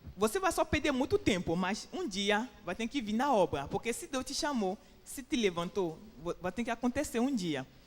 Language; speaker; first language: Portuguese; non-native, fluent; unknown